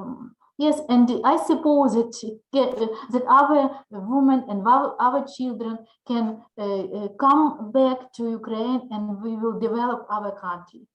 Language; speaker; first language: English; non-native, learner; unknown